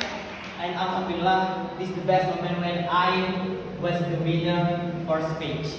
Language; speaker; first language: English; non-native, learner; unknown